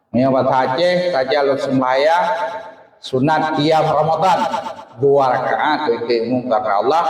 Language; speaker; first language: Malay; non-native, local second language; Achinese